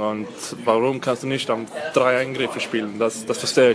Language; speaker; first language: German; non-native, fluent; Swedish